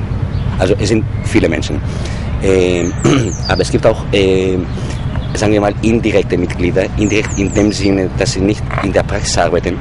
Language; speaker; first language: German; non-native, fluent; Greek